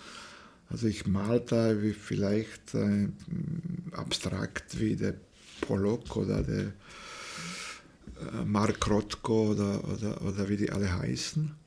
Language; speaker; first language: German; non-native, fluent; Slovak